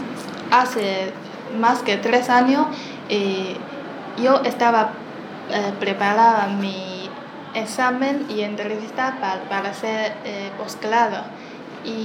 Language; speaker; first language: Spanish; non-native, learner; Chinese